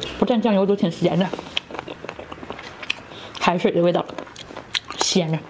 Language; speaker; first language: Chinese; native; Chinese